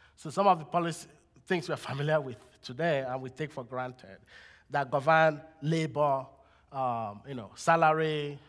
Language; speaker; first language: English; non-native, local second language; Igbo